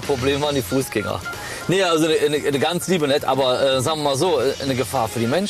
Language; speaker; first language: German; native; German